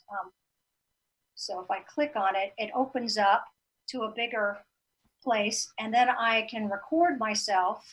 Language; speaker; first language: English; native; English